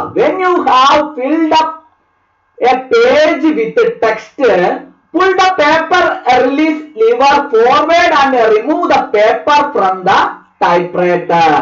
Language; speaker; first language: English; non-native, local second language; Malayalam